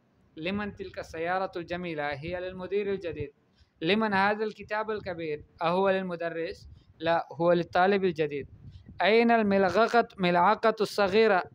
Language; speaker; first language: Arabic; non-native, fluent; Urdu